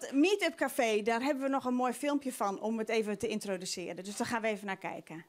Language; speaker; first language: Dutch; non-native, local second language; Western Frisian